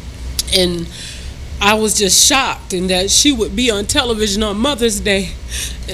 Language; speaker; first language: English; native; English